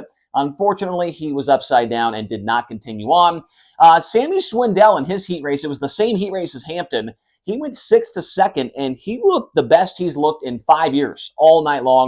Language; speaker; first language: English; native; English